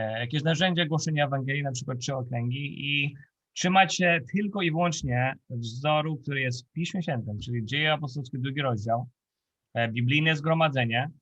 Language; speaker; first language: Polish; non-native, fluent; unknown